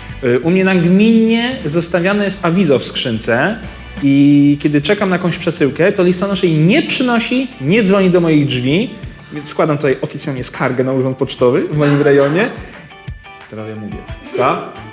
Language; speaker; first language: Polish; native; Polish